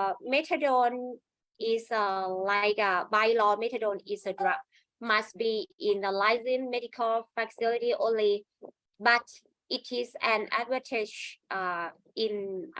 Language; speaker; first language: English; non-native, learner; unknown